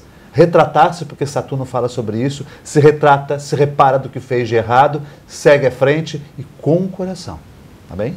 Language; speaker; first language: Portuguese; native; Portuguese